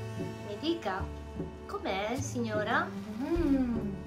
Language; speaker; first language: Italian; non-native, fluent; Japanese